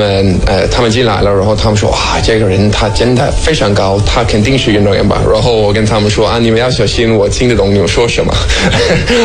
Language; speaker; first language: Chinese; non-native, fluent; Danish